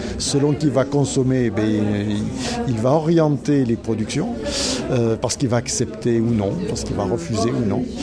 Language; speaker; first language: French; native; French